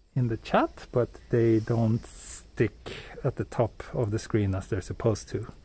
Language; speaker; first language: English; non-native, fluent; Swedish